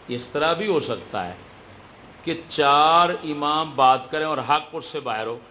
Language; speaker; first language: Urdu; native; Urdu